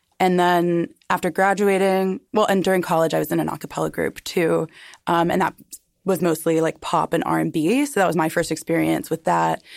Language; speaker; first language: English; native; English